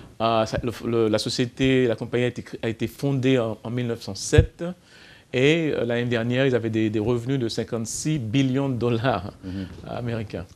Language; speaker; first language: French; non-native, fluent; English